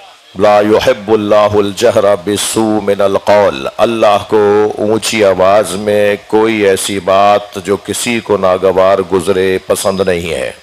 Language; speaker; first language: Urdu; native; Urdu